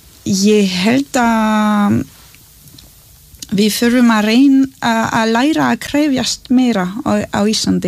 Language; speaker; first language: Icelandic; non-native, learner; French